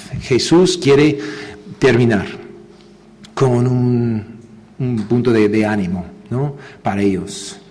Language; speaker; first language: Spanish; non-native, fluent; English